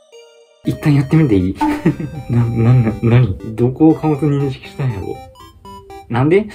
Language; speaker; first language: Japanese; native; Japanese